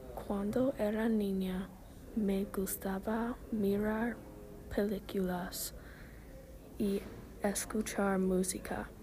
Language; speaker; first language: Spanish; non-native, learner; English